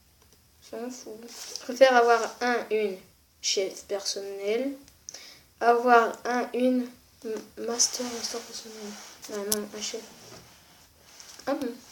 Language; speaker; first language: French; native; French